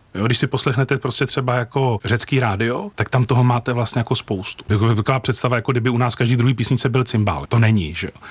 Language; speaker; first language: Czech; native; Czech